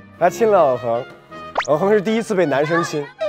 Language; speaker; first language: Chinese; native; Chinese